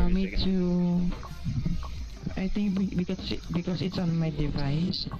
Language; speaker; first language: English; non-native, local second language; Filipino